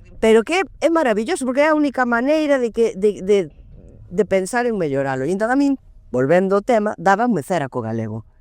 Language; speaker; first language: Galician; non-native, local second language; Spanish